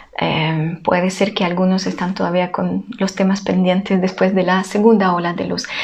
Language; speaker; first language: Spanish; non-native, fluent; Ukrainian